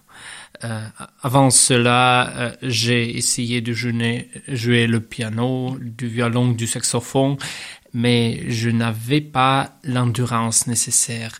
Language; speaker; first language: French; non-native, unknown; Russian